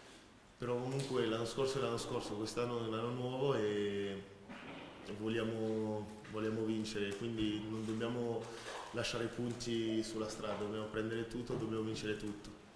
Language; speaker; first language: Italian; non-native, fluent; French